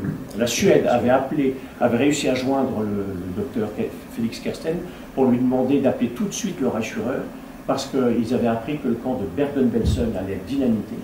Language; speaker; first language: French; native; French